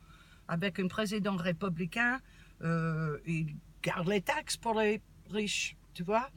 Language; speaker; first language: French; non-native, learner; English